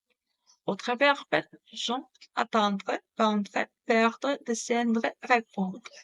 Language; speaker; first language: French; non-native, learner; Spanish